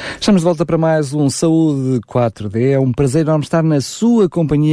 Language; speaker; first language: Portuguese; native; Portuguese